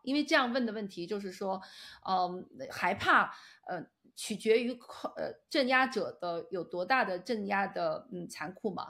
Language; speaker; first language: Chinese; native; Chinese